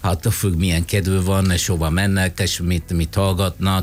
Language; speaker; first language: Hungarian; non-native, fluent; Italian